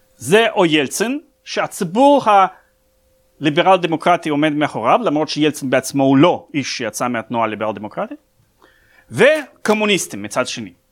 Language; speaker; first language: Hebrew; non-native, fluent; Russian